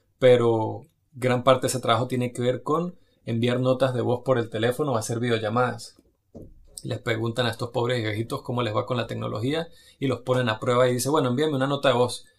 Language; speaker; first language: Spanish; native; Spanish